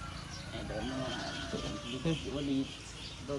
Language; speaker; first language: English; non-native, learner; Thai